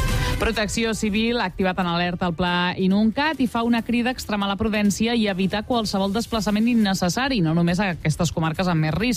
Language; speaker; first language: Catalan; native; Catalan